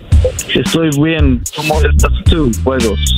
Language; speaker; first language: Spanish; non-native, learner; English